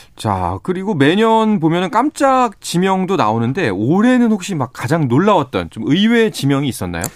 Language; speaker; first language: Korean; native; Korean